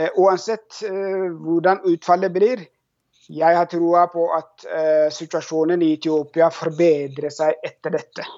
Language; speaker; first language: Norwegian; non-native, fluent; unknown